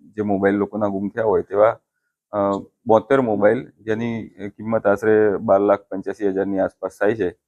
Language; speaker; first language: Gujarati; native; Gujarati